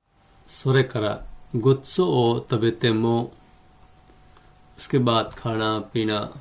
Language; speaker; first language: Japanese; non-native, fluent; Hindi